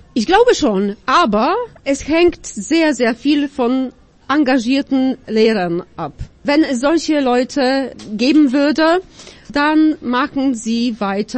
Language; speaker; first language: German; non-native, fluent; Polish